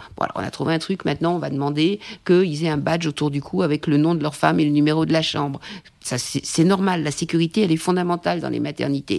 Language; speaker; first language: French; native; French